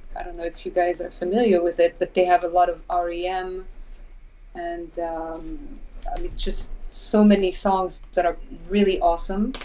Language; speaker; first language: English; non-native, fluent; French